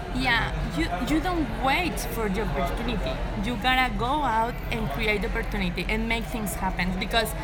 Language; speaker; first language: English; non-native, fluent; Spanish